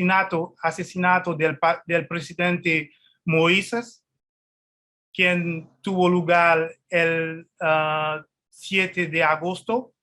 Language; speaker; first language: Spanish; non-native, fluent; Haitian Creole